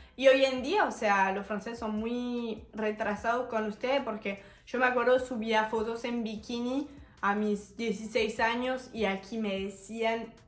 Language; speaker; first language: Spanish; non-native, fluent; French